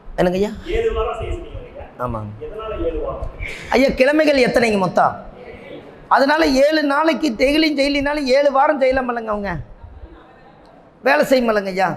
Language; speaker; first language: Tamil; native; Tamil